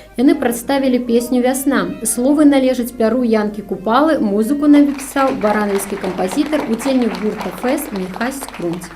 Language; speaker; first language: Belarusian; native; Belarusian